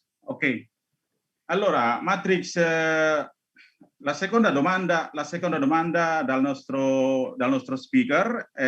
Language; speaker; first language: Italian; non-native, learner; Indonesian